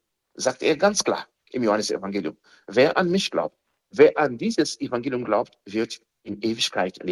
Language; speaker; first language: German; non-native, fluent; Haitian Creole